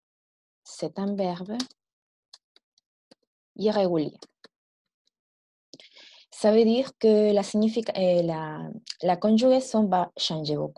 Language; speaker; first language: French; non-native, fluent; Spanish